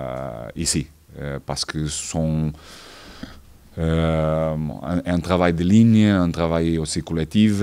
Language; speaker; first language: French; non-native, fluent; Portuguese